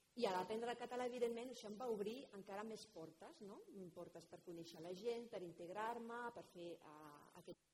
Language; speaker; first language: Catalan; non-native, fluent; French